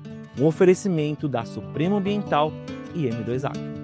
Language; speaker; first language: Portuguese; native; Portuguese